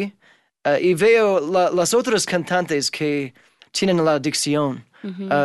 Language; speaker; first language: Spanish; non-native, fluent; English